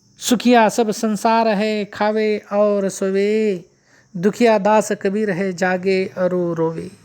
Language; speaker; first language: Hindi; non-native, local second language; Marathi